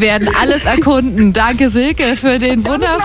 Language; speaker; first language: German; native; German